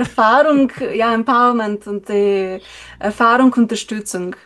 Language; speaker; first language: German; non-native, learner; Slovenian